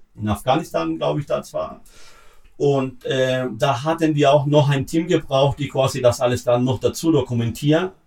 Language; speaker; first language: German; non-native, learner; Spanish